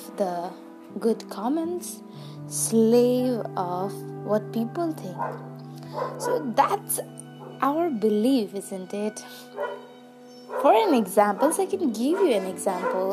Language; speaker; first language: English; non-native, local second language; Nepali